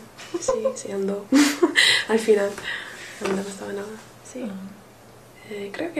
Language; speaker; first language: Spanish; non-native, learner; English